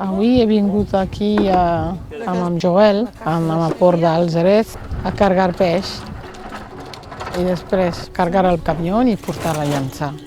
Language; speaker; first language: Catalan; non-native, fluent; Fula